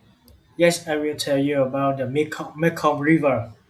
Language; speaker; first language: English; non-native, learner; Vietnamese